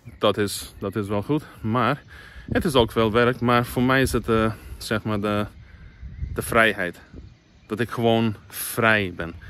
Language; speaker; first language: Dutch; non-native, fluent; English